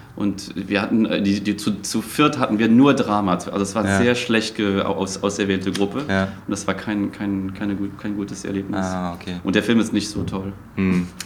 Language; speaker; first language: German; non-native, local second language; Luxembourgish